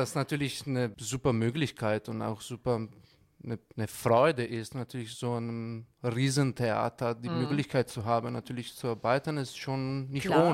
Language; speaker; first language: German; non-native, fluent; Italian